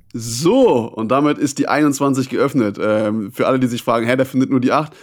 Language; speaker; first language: German; native; German